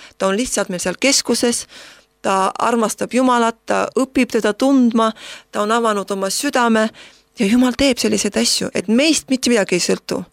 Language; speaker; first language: Estonian; non-native, local second language; Russian